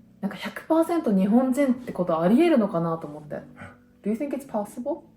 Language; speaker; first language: Japanese; native; Japanese